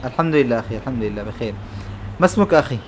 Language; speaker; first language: Arabic; non-native, fluent; Bangla